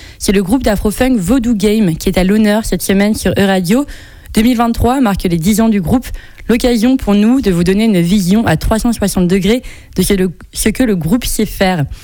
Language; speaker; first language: French; native; French